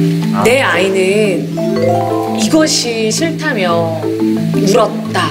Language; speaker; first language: Korean; native; Korean